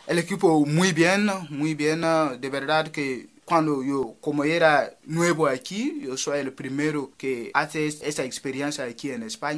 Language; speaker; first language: Spanish; non-native, fluent; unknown